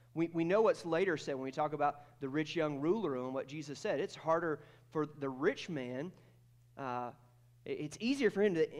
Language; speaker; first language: English; native; English